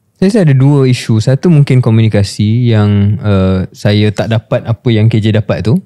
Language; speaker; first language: Malay; native; Malay